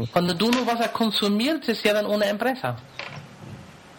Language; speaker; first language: Spanish; non-native, fluent; German